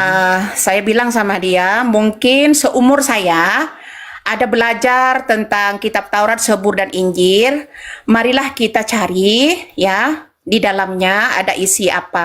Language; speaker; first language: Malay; non-native, local second language; Madurese